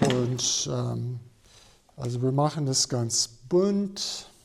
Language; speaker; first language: German; non-native, fluent; English